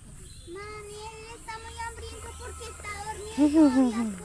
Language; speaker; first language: Spanish; early bilingual, heritage; Spanish